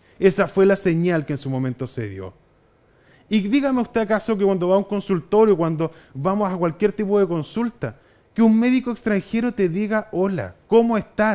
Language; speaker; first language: Spanish; native; Spanish